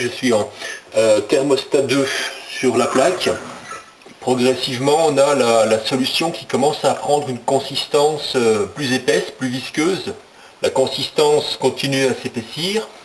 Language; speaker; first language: French; native; French